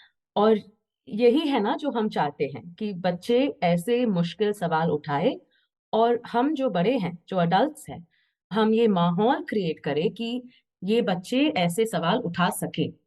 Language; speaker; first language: Hindi; native; Hindi